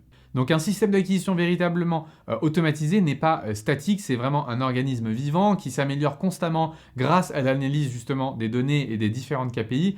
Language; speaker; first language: French; native; French